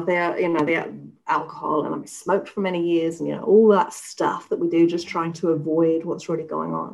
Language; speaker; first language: English; native; English